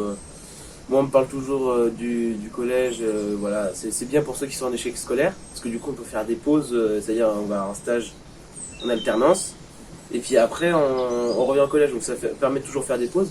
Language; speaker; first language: French; native; French